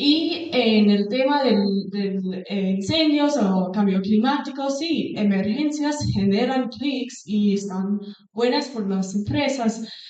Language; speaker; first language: Spanish; non-native, fluent; English